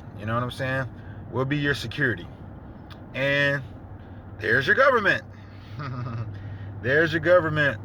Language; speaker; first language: English; native; English